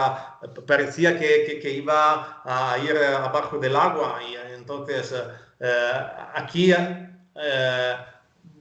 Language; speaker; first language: Spanish; non-native, fluent; Italian